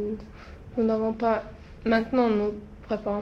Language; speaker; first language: French; non-native, learner; Swedish